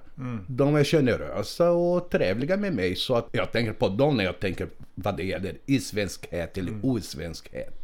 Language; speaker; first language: Swedish; non-native, fluent; Portuguese